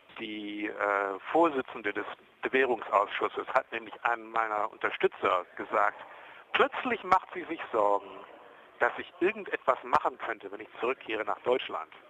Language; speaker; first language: German; early bilingual, heritage; German